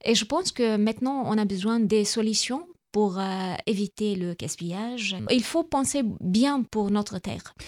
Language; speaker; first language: French; non-native, local second language; Arabic